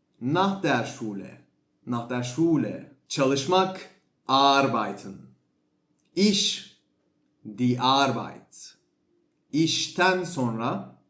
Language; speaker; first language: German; non-native, fluent; Turkish